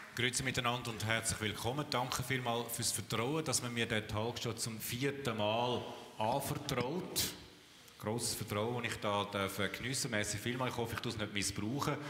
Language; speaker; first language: German; native; German